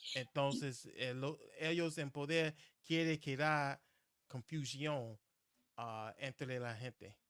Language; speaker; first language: Spanish; non-native, learner; English